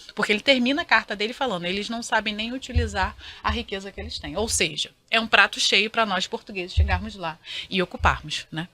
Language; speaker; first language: Portuguese; native; Portuguese